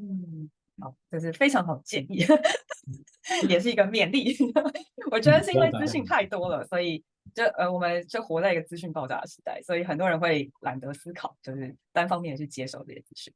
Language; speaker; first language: Chinese; native; Chinese